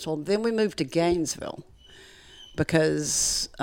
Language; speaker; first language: English; native; English